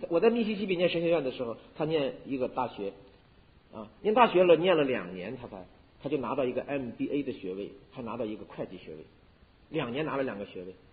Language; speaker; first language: Chinese; native; Chinese